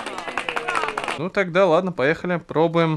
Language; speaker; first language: Russian; native; Russian